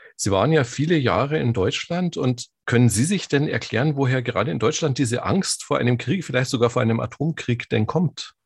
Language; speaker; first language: German; native; German